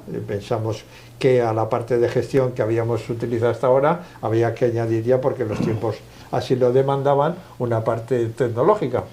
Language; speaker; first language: Spanish; native; Spanish